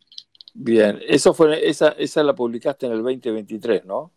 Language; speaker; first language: Spanish; native; Spanish